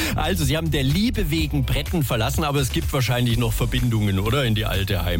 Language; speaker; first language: German; native; German